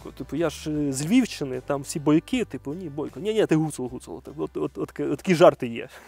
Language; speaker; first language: Ukrainian; native; Ukrainian